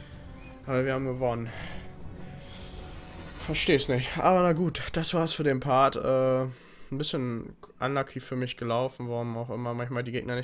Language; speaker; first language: German; native; German